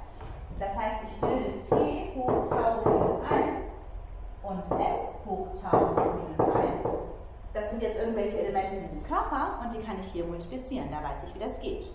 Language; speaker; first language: German; native; German